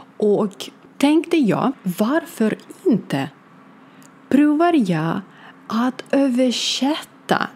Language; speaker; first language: Swedish; non-native, learner; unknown